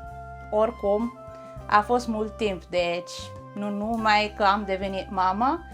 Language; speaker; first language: Romanian; non-native, fluent; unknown